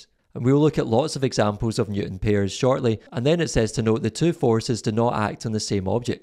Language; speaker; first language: English; native; English